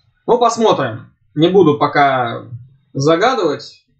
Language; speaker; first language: Russian; native; Russian